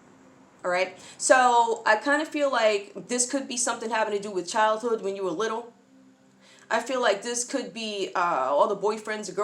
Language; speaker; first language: English; native; English